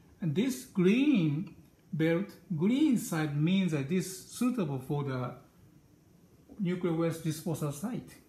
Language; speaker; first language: English; non-native, learner; Japanese